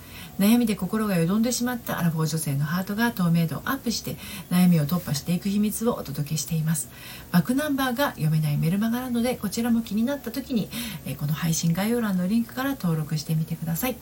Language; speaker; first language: Japanese; native; Japanese